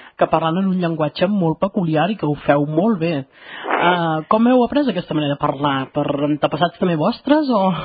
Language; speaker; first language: Catalan; native; Catalan